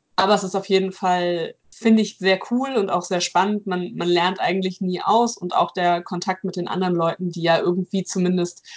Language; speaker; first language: German; native; German